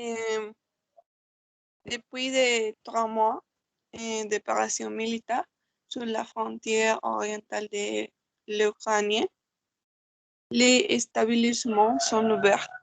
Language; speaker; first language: French; non-native, learner; Spanish